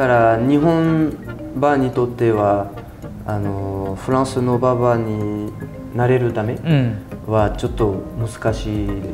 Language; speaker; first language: Japanese; non-native, fluent; French